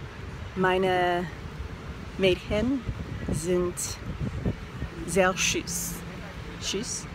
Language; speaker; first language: German; non-native, learner; English